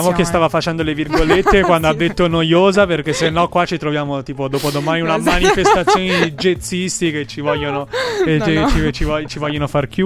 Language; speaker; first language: Italian; native; Italian